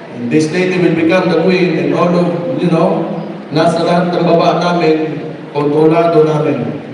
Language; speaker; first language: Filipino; non-native, local second language; Cebuano